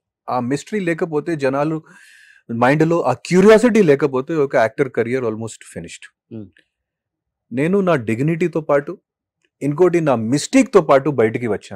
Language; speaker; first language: Telugu; non-native, fluent; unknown